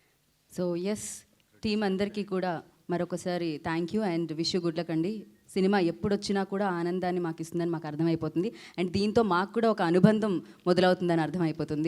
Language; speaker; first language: Telugu; native; Telugu